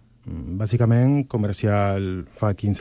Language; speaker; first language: Catalan; non-native, learner; Spanish